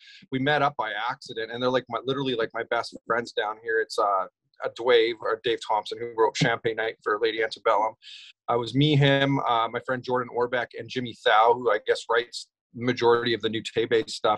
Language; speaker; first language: English; native; English